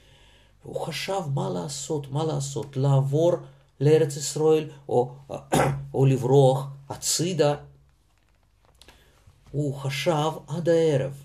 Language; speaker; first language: Hebrew; non-native, fluent; Russian